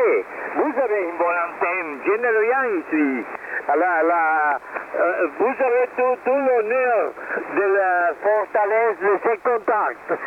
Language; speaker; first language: French; non-native, learner; Spanish